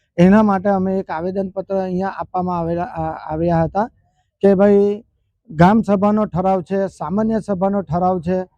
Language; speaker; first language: Gujarati; native; Gujarati